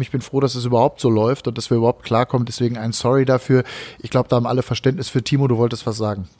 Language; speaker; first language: German; native; German